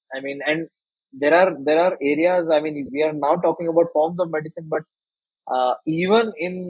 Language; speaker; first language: English; non-native, local second language; Hindi